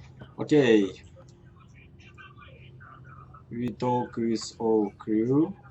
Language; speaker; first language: English; non-native, learner; Russian